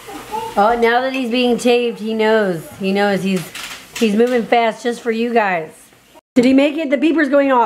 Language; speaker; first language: English; native; English